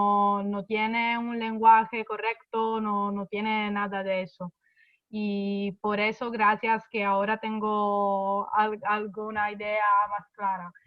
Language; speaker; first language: Spanish; non-native, fluent; Italian